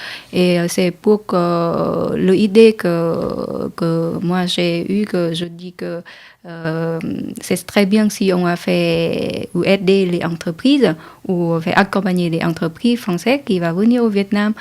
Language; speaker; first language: French; non-native, learner; Vietnamese